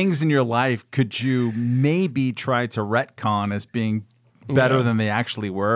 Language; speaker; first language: English; native; English